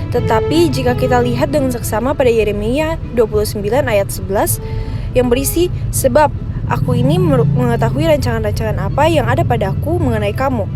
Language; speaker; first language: Indonesian; native; Indonesian